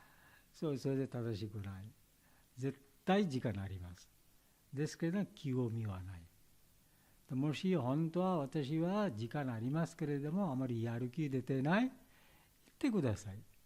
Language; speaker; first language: Japanese; non-native, learner; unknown